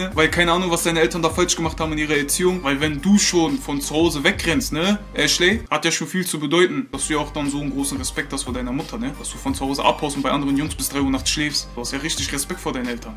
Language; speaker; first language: German; native; German